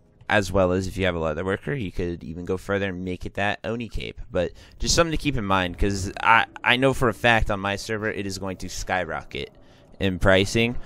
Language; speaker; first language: English; native; English